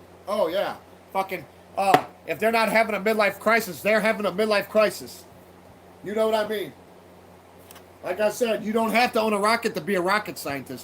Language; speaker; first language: English; native; English